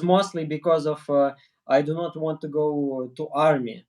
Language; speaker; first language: English; non-native, learner; Russian